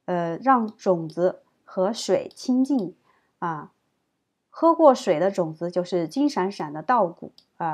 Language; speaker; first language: Chinese; native; Chinese